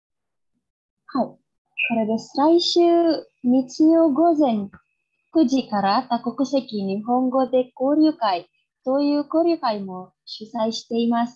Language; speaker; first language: Japanese; non-native, fluent; Indonesian